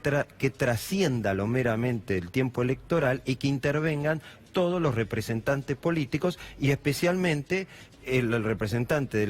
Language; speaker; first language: Spanish; native; Spanish